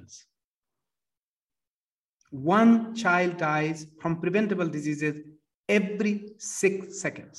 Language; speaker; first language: English; non-native, local second language; Nepali